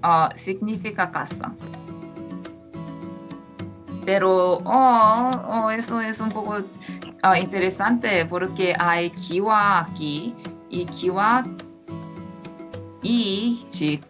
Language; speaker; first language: Spanish; non-native, fluent; Korean